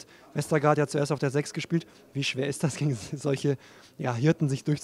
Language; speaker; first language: German; native; German